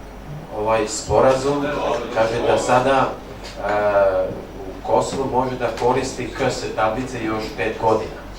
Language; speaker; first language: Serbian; non-native, local second language; Albanian